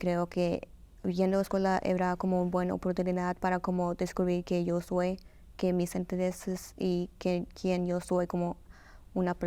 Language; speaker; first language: Spanish; early bilingual, heritage; Spanish